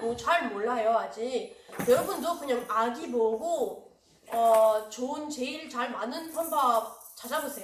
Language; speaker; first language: Korean; non-native, learner; French